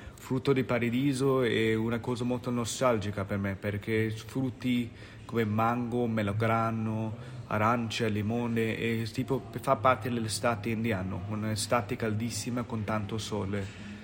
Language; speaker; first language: Italian; non-native, fluent; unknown